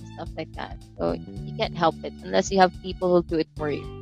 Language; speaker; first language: English; non-native, local second language; Filipino